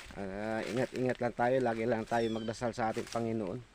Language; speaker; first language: Filipino; native; Filipino